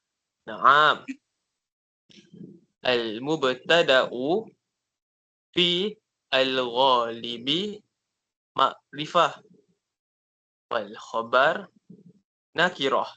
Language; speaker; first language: Arabic; non-native, learner; Malay